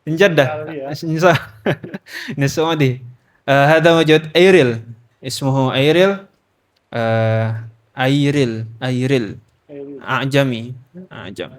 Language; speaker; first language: Arabic; non-native, learner; Indonesian